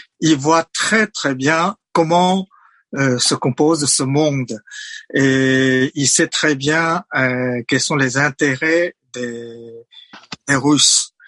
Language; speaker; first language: French; non-native, fluent; Chinese